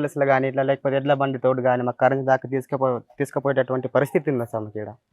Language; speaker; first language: Telugu; non-native, local second language; Gondi